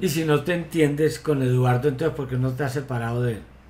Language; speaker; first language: Spanish; native; Spanish